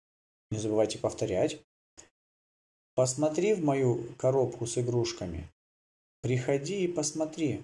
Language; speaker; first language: Russian; native; Russian